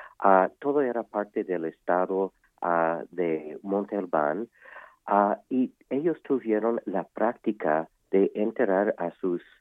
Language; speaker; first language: Spanish; non-native, fluent; English